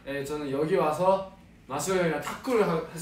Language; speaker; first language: Korean; non-native, fluent; Japanese